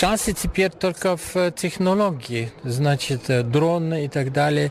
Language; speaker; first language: Russian; non-native, fluent; German